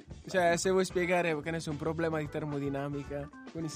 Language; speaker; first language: Italian; native; Italian